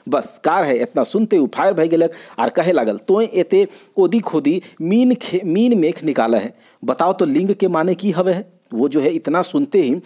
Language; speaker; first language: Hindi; non-native, local second language; Magahi